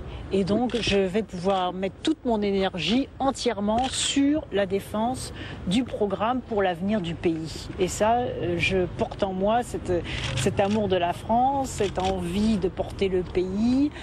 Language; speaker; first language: French; native; French